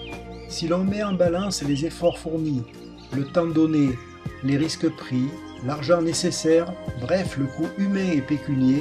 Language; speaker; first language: French; native; French